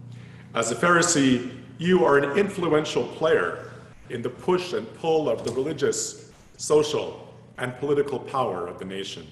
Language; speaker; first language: English; native; English